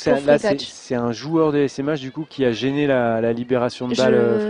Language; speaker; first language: French; native; French